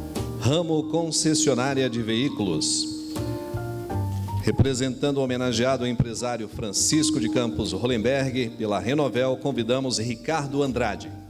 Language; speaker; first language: Portuguese; native; Portuguese